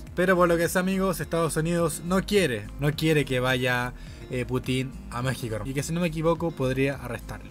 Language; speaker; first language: Spanish; native; Spanish